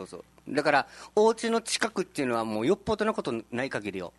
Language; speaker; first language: Japanese; native; Japanese